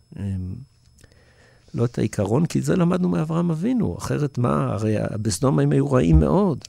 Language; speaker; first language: Hebrew; early bilingual, other home language; English